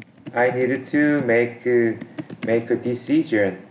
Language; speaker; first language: English; non-native, learner; Korean